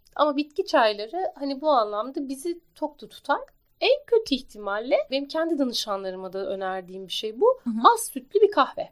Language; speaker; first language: Turkish; native; Turkish